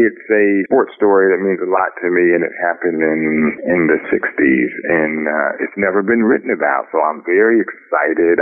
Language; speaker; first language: English; native; English